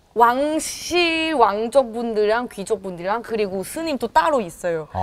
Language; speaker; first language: Korean; non-native, fluent; Thai